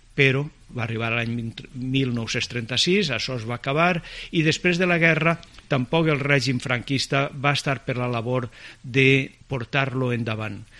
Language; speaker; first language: Catalan; native; Catalan